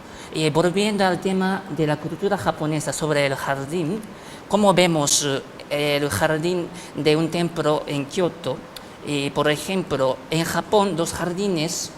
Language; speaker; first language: Spanish; non-native, fluent; Japanese